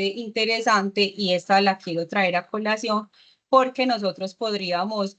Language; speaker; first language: Spanish; native; Spanish